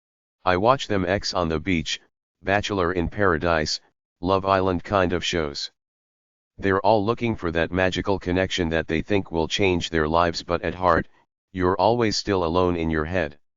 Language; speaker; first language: English; native; English